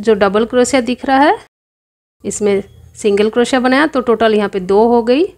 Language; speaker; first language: Hindi; non-native, local second language; Bangla